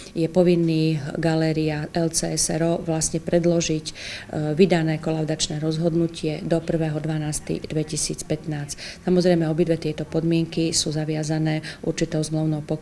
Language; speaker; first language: Slovak; native; Slovak